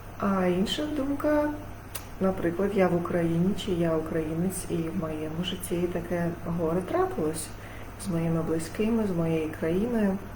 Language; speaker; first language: Ukrainian; non-native, local second language; Russian